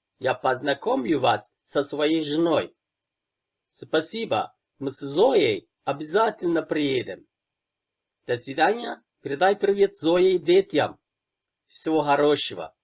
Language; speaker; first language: Russian; non-native, fluent; Turkish